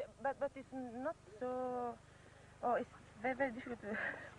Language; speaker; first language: English; non-native, learner; French